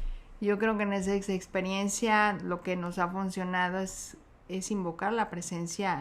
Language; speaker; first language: Spanish; native; Spanish